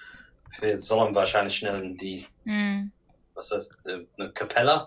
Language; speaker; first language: German; non-native, learner; English